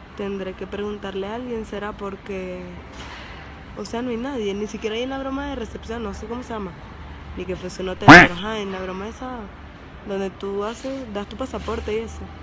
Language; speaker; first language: Spanish; native; Spanish